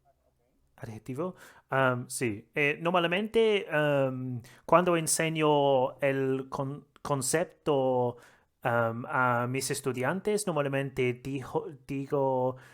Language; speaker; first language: Spanish; non-native, learner; English